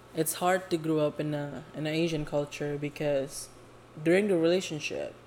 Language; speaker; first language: English; non-native, fluent; Indonesian